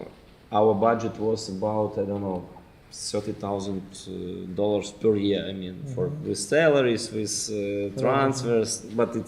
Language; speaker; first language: English; non-native, fluent; Ukrainian